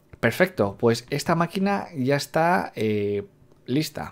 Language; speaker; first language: Spanish; native; Spanish